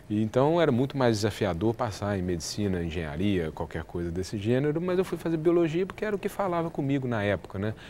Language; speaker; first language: Portuguese; native; Portuguese